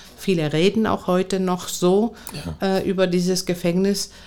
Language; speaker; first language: German; non-native, fluent; Greek